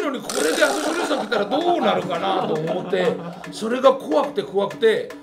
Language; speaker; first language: Japanese; non-native, fluent; Georgian